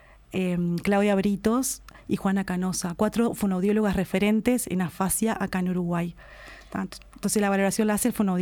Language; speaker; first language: Spanish; native; Spanish